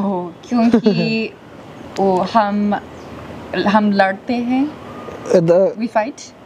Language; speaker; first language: Hindi; non-native, learner; English